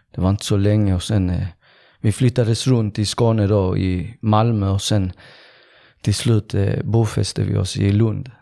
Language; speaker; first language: Swedish; early bilingual, other home language; Persian